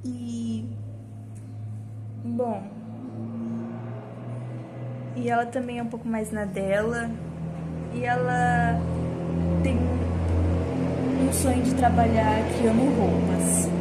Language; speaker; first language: Portuguese; native; Portuguese